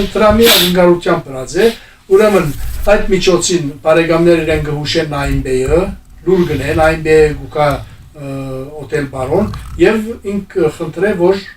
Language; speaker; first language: Armenian; native; Armenian